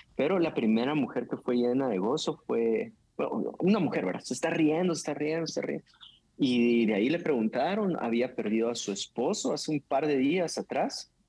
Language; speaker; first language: Spanish; native; Spanish